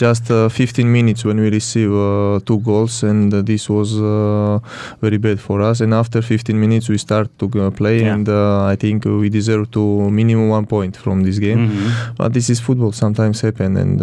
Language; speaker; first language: English; non-native, learner; Georgian